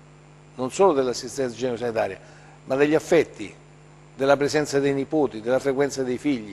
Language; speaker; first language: Italian; native; Italian